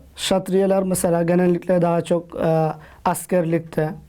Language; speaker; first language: Turkish; non-native, fluent; Urdu